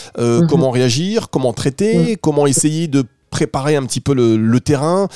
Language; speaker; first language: French; native; French